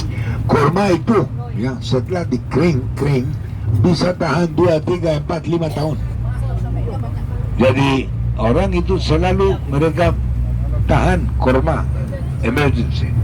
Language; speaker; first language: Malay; non-native, fluent; Hebrew